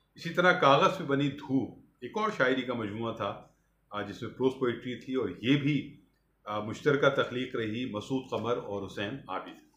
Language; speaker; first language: Urdu; native; Urdu